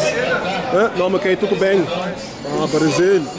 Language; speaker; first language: Portuguese; non-native, learner; English